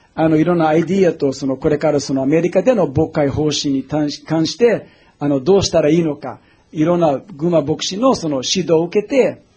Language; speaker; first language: Japanese; non-native, fluent; English